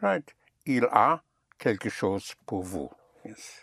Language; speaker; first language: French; non-native, fluent; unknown